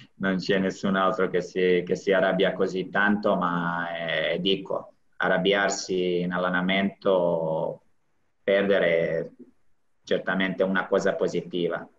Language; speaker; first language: Italian; non-native, fluent; Serbian